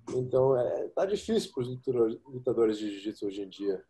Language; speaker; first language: Portuguese; early bilingual, heritage; English